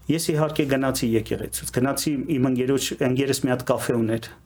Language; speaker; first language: Armenian; native; Armenian